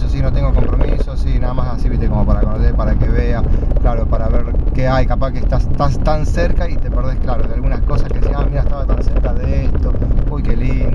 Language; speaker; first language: Spanish; native; Spanish